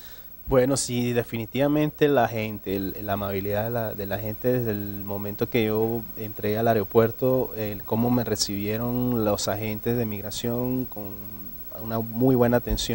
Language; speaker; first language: Spanish; native; Spanish